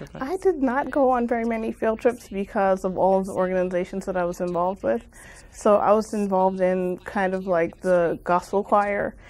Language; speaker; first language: English; native; English